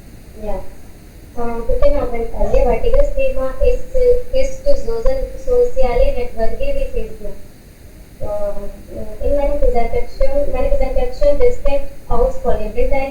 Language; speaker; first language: German; non-native, learner; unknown